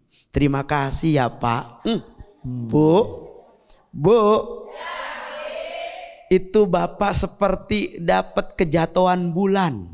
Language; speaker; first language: Indonesian; native; Indonesian